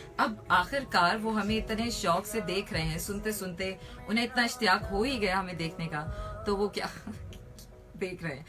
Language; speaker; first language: Urdu; native; Urdu